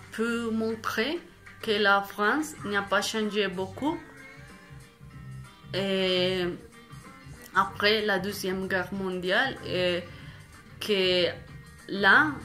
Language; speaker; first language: French; non-native, fluent; Spanish